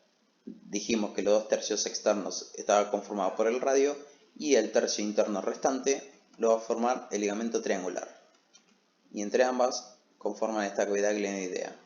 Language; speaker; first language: Spanish; native; Spanish